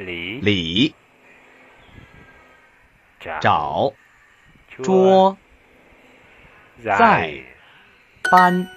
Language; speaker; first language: Chinese; non-native, learner; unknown